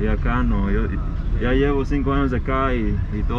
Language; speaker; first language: Spanish; non-native, learner; English